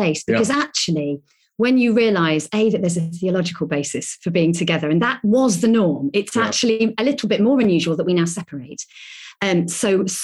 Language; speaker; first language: English; native; English